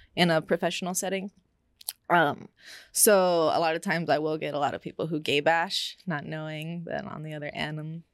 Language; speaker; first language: English; early bilingual, other home language; Spanish